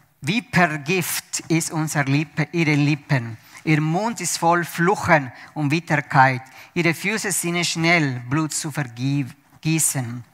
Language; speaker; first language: German; non-native, fluent; Spanish